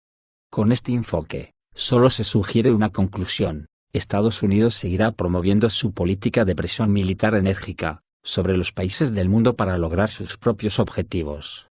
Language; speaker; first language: Spanish; native; Spanish